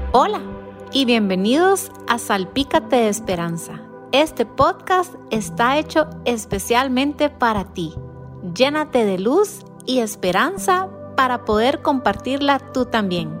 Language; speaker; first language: Spanish; native; Spanish